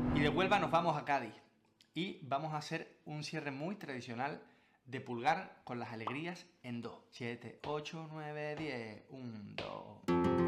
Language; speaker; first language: Spanish; native; Spanish